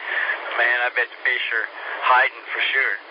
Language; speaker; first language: English; native; English